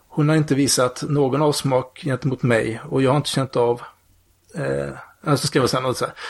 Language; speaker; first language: Swedish; native; Swedish